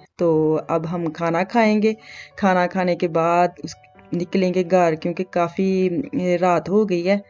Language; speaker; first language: Urdu; native; Urdu